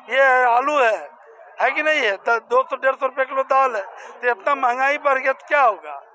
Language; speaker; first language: Hindi; native; Hindi